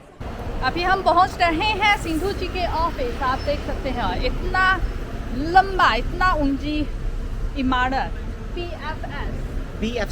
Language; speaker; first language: Hindi; non-native, fluent; Chinese